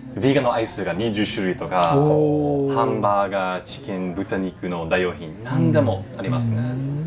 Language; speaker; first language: Japanese; non-native, fluent; English